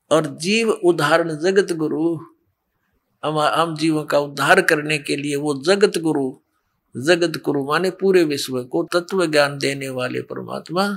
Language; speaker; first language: Hindi; native; Hindi